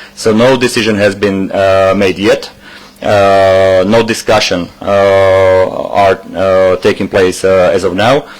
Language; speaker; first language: English; non-native, fluent; Slovak